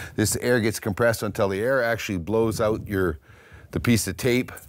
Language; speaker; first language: English; native; English